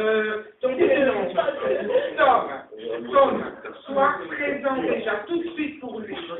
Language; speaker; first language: French; native; French